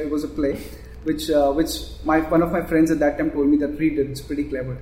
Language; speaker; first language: English; non-native, local second language; Hindi